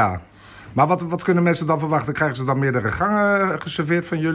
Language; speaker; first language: Dutch; native; Dutch